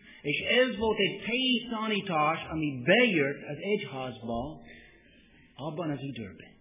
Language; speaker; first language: Hungarian; non-native, fluent; English